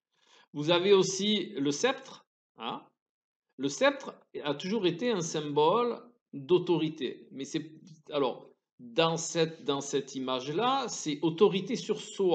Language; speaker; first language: French; native; French